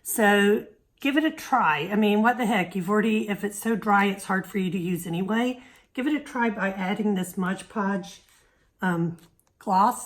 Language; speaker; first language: English; native; English